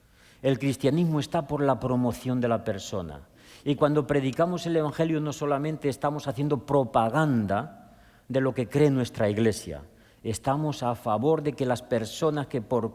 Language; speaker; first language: Spanish; native; Spanish